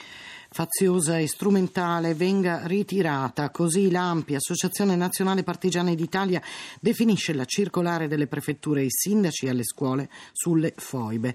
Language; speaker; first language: Italian; native; Italian